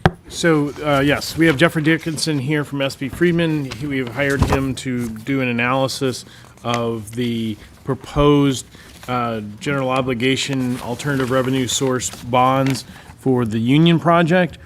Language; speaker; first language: English; native; English